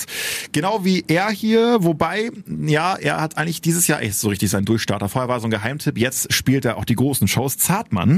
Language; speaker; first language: German; native; German